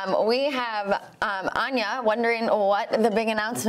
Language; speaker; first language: English; native; English